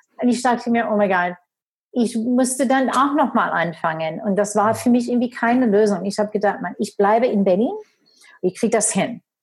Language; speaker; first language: German; non-native, fluent; English